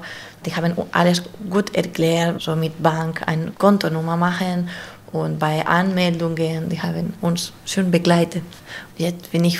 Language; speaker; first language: German; non-native, fluent; Spanish